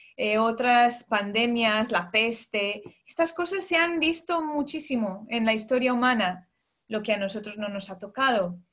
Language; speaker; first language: Spanish; early bilingual, heritage; Spanish